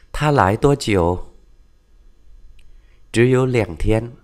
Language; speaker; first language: Chinese; non-native, fluent; Vietnamese